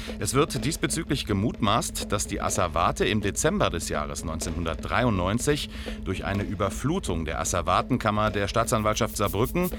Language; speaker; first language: German; native; German